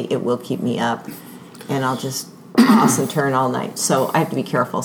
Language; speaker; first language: English; native; English